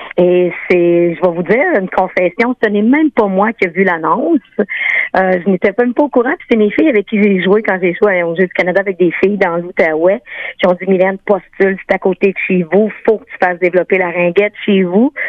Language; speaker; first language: French; native; French